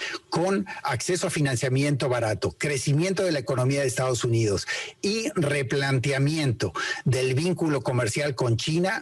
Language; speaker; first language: Spanish; native; Spanish